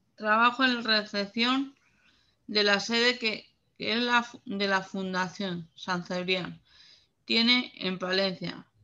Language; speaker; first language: Spanish; native; Spanish